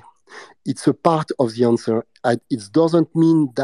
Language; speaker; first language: English; non-native, fluent; French